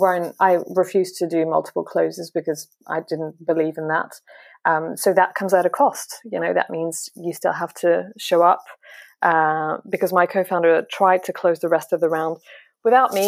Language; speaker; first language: English; non-native, fluent; French